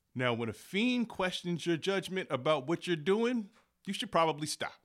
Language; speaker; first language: English; native; English